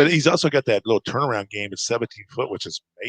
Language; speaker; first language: English; native; English